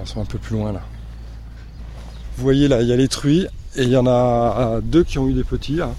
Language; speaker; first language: French; native; French